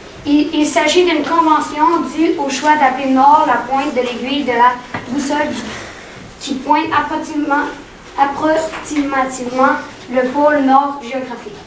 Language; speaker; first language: French; native; French